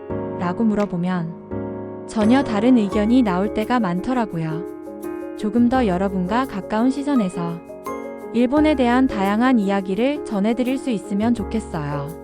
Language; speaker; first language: Korean; non-native, fluent; Japanese